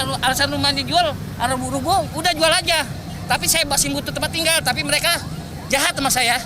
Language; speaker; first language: Indonesian; native; Indonesian